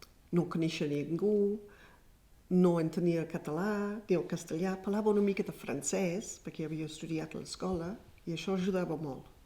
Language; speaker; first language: Catalan; non-native, fluent; English